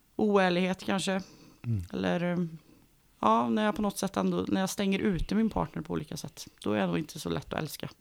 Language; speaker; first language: Swedish; native; Swedish